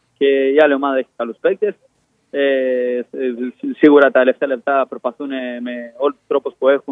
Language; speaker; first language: Greek; non-native, fluent; Spanish